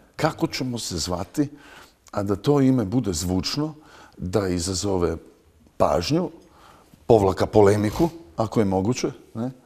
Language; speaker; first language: Croatian; native; Croatian